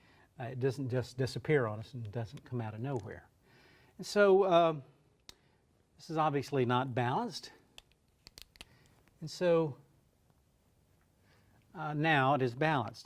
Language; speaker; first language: English; native; English